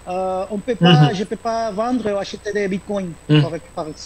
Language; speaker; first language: French; non-native, fluent; Spanish